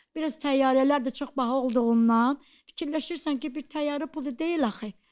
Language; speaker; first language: Azerbaijani; native; Azerbaijani